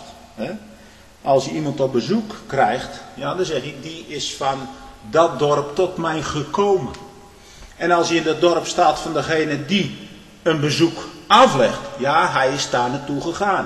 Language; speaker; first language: Dutch; native; Dutch